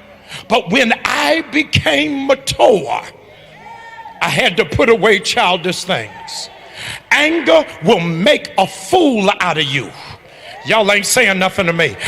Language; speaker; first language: English; native; English